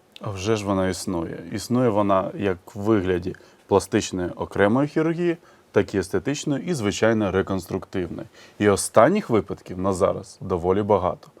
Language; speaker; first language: Ukrainian; native; Ukrainian